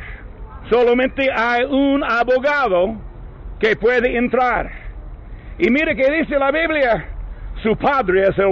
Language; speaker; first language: Spanish; non-native, learner; English